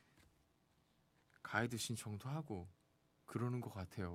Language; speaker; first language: Korean; native; Korean